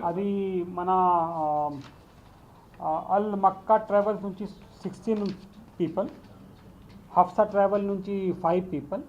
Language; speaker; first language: Telugu; non-native, local second language; Hindi